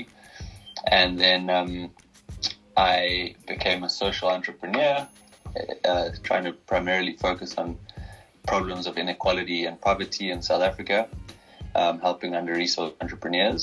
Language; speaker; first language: English; native; English